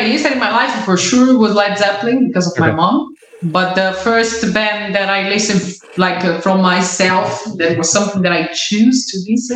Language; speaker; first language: English; non-native, learner; Portuguese